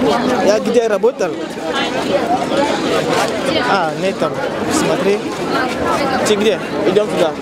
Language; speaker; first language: Russian; non-native, learner; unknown